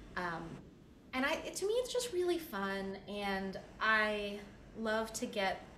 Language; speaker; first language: English; native; English